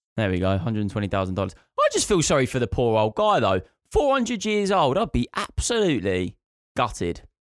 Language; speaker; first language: English; native; English